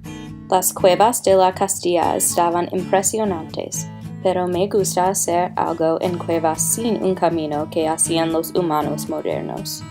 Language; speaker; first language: Spanish; non-native, learner; English